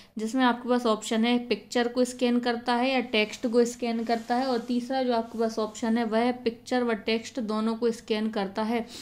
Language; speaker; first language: Hindi; native; Hindi